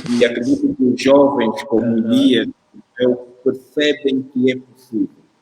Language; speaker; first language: Portuguese; native; Portuguese